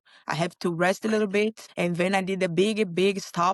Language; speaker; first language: English; non-native, learner; Portuguese